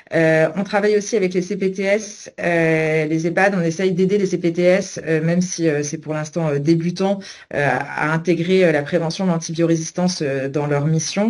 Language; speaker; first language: French; native; French